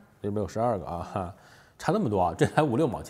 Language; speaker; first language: Chinese; native; Chinese